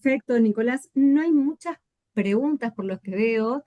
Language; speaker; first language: Spanish; native; Spanish